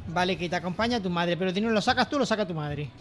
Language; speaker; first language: Spanish; native; Spanish